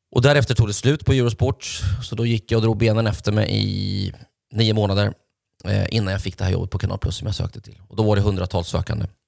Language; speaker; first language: Swedish; native; Swedish